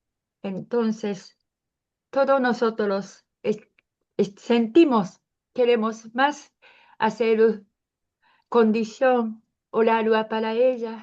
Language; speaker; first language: Spanish; non-native, learner; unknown